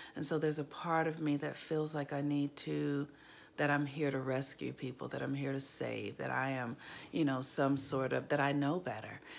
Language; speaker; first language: English; native; English